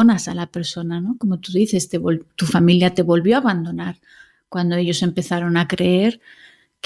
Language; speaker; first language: Spanish; native; Spanish